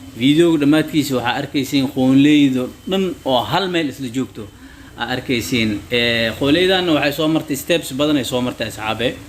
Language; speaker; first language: Somali; native; Somali